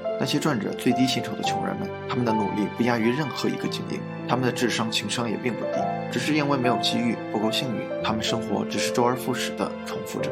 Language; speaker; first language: Chinese; native; Chinese